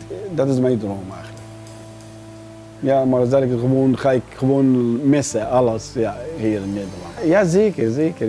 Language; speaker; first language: Dutch; non-native, fluent; Arabic